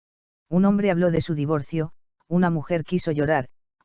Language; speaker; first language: Spanish; native; Spanish